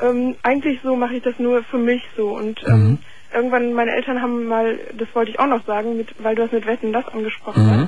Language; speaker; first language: German; native; German